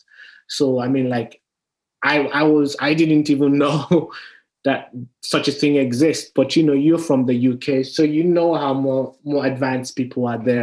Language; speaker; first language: English; non-native, local second language; Yoruba